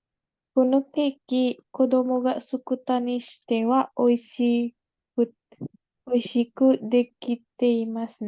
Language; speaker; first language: Japanese; non-native, learner; Indonesian